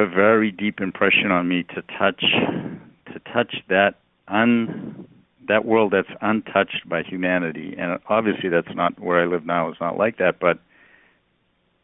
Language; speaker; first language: English; native; English